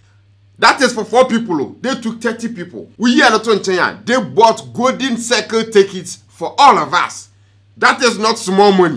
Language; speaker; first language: English; non-native, local second language; Akan